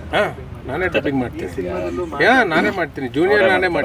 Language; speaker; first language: Kannada; non-native, learner; Telugu